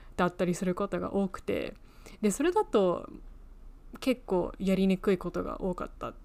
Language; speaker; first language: Japanese; early bilingual, heritage; Japanese